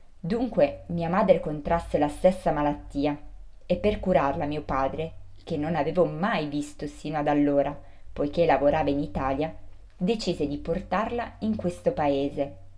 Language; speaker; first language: Italian; early bilingual, other home language; Urdu